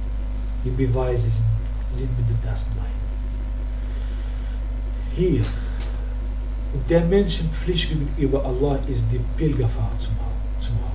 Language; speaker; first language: German; non-native, learner; Arabic